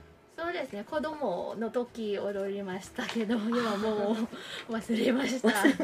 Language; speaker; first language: Japanese; non-native, learner; Thai